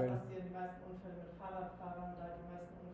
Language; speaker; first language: German; native; German